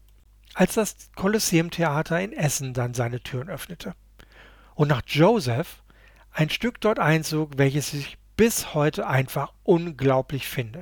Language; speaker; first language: German; native; German